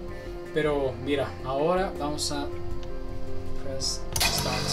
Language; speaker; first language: Spanish; non-native, learner; Chinese